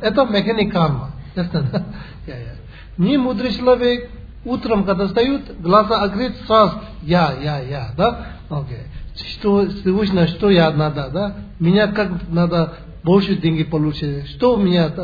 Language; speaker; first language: Russian; non-native, learner; Tibetan